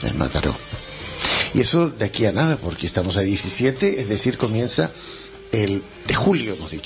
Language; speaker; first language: Spanish; native; Spanish